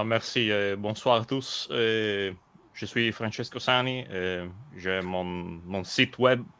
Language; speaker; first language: French; non-native, fluent; Italian